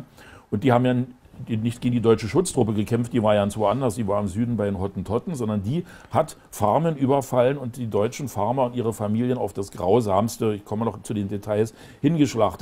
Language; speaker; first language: German; native; German